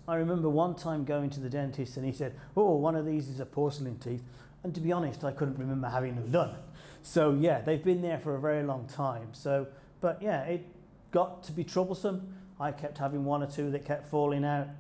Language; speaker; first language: English; native; English